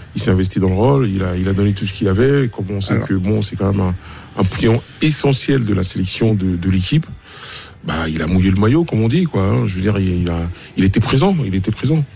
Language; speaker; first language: French; native; French